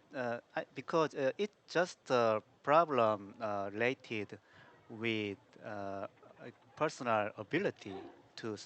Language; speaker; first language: English; non-native, learner; Korean